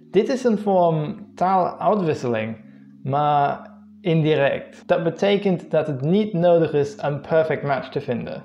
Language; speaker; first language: Dutch; non-native, fluent; English